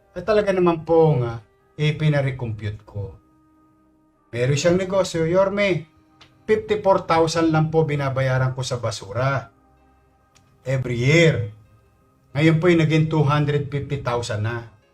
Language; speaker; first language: Filipino; native; Filipino